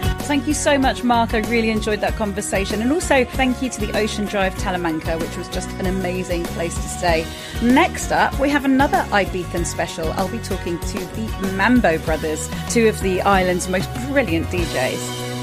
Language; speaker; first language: English; native; English